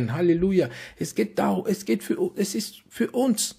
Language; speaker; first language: German; non-native, fluent; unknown